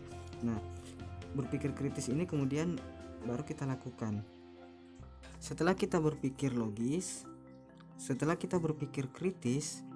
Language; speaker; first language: Indonesian; native; Indonesian